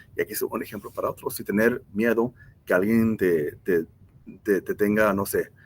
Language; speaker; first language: Spanish; early bilingual, heritage; Spanish